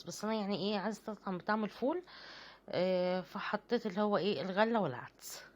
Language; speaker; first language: Arabic; native; Arabic